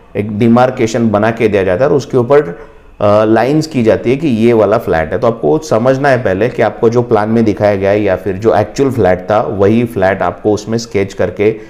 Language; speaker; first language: Hindi; non-native, local second language; Marathi